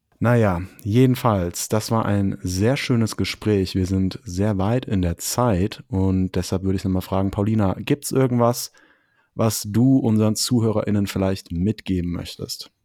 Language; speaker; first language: German; native; German